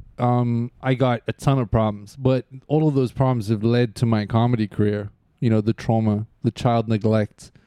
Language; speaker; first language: English; native; English